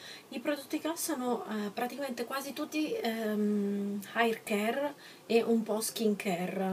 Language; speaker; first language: Italian; native; Italian